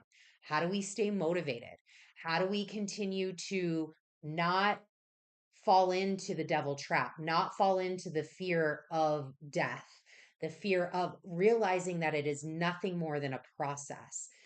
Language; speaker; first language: English; native; English